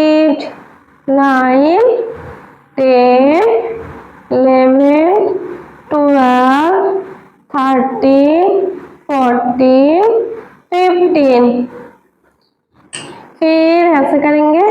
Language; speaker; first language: Hindi; non-native, local second language; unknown